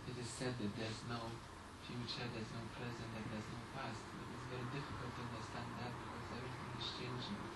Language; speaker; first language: English; non-native, fluent; Lithuanian